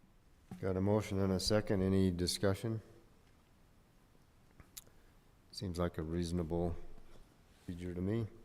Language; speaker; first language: English; native; English